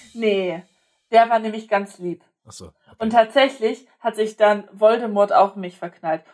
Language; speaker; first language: German; non-native, local second language; Polish